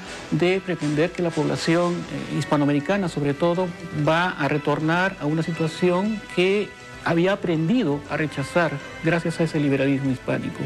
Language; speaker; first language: Spanish; native; Spanish